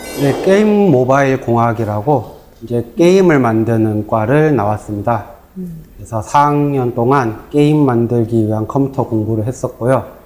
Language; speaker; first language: Korean; native; Korean